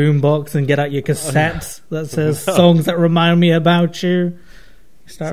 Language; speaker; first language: English; native; English